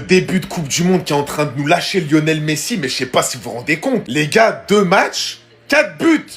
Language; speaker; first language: French; native; French